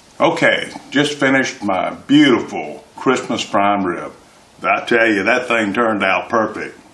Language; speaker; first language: English; native; English